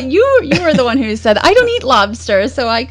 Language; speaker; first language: English; native; English